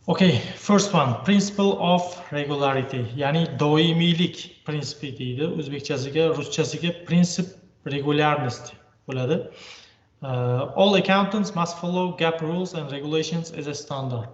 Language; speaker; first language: English; non-native, fluent; Uzbek